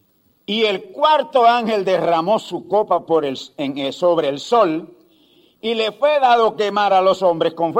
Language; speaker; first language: Spanish; native; Spanish